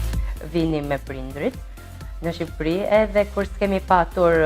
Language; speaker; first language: Albanian; early bilingual, heritage; Albanian